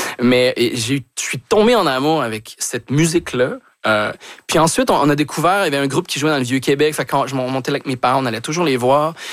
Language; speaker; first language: French; native; French